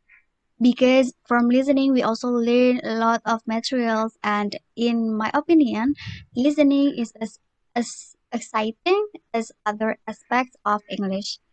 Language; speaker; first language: English; non-native, learner; Indonesian